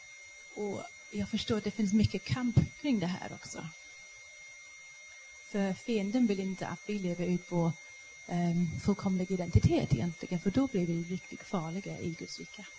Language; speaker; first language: Swedish; non-native, fluent; English